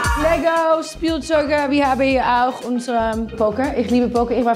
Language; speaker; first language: German; non-native, fluent; Dutch